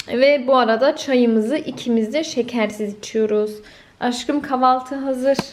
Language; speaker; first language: Turkish; early bilingual, heritage; Turkish